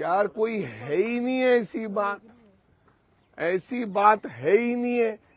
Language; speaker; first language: Hindi; non-native, local second language; Punjabi